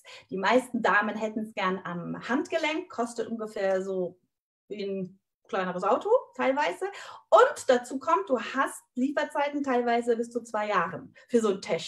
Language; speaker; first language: German; native; German